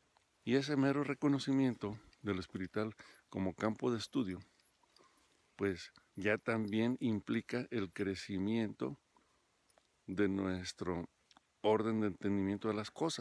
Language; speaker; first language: Spanish; native; Spanish